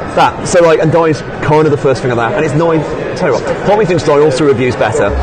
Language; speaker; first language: English; native; English